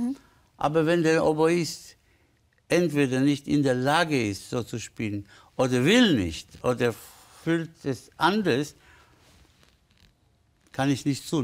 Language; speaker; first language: German; non-native, fluent; Spanish